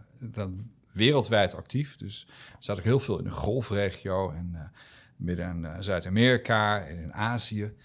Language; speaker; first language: Dutch; native; Dutch